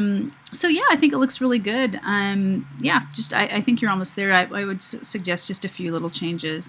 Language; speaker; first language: English; native; English